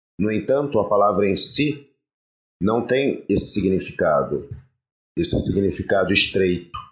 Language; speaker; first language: Portuguese; early bilingual, other home language; French